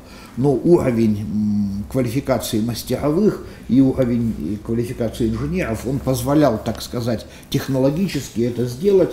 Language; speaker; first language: Russian; native; Russian